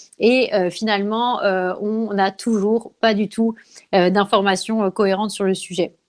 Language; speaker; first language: French; native; French